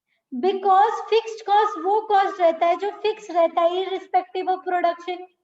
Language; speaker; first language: Hindi; native; Hindi